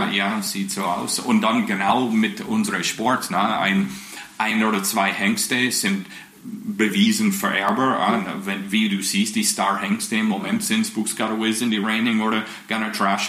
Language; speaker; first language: German; non-native, fluent; English